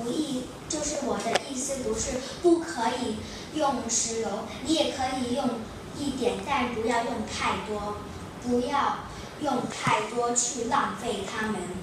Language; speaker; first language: Chinese; non-native, local second language; Cantonese